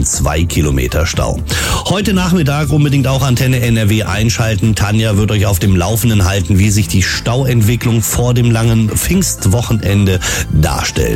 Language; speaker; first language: German; native; German